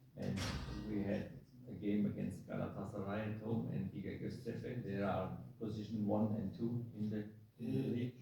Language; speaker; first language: English; non-native, fluent; German